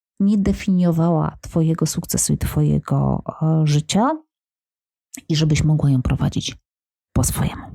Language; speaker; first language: Polish; native; Polish